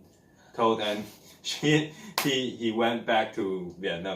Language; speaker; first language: English; non-native, learner; Chinese